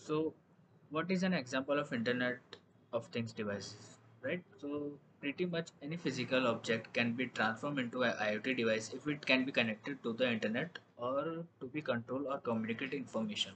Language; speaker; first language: English; non-native, local second language; Gujarati